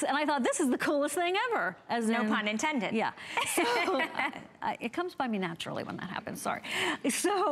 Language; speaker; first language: English; native; English